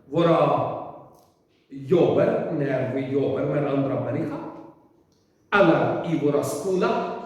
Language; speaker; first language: Swedish; non-native, learner; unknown